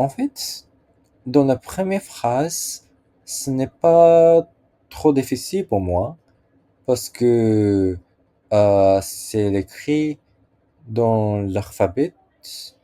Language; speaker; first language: French; non-native, learner; Japanese